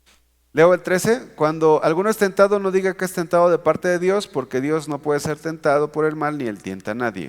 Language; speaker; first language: Spanish; native; Spanish